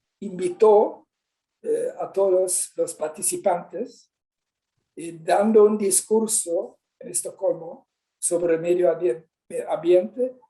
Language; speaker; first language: Spanish; non-native, fluent; Swedish